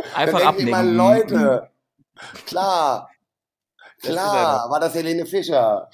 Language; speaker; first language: German; native; German